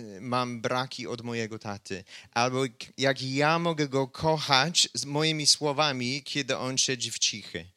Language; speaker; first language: Polish; non-native, fluent; English